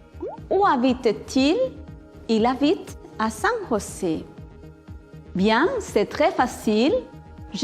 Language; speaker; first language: French; non-native, fluent; Spanish